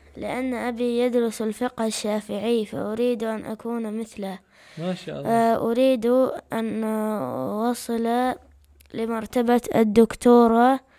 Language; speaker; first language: Arabic; early bilingual, other home language; Chechen